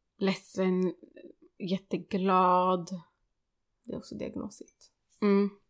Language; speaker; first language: Swedish; early bilingual, other home language; Kurdish